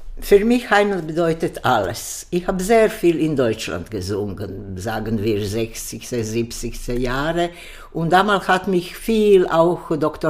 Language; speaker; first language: German; non-native, learner; Croatian